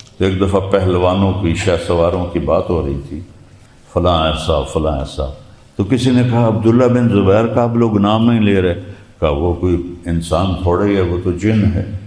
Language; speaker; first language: Urdu; non-native, local second language; Punjabi